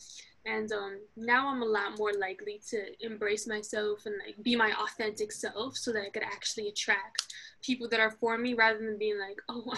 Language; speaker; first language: English; early bilingual, other home language; Arabic